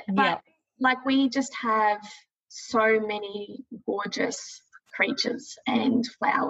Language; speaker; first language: English; native; English